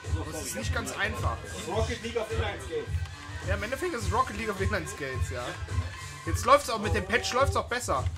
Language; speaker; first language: German; native; German